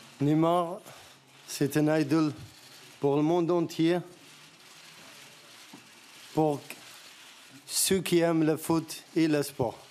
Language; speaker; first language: French; non-native, learner; Arabic